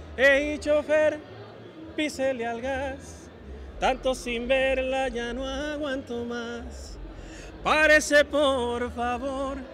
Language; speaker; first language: Spanish; native; Spanish